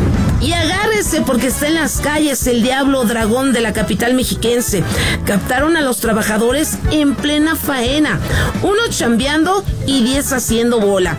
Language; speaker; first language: Spanish; native; Spanish